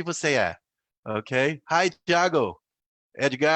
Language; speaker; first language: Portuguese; non-native, fluent; English